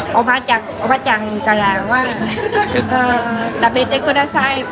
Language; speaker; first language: Japanese; non-native, learner; Vietnamese